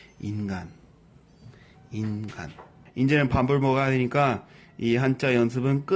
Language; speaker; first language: Korean; non-native, fluent; English